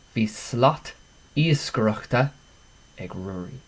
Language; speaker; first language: Irish; non-native, local second language; English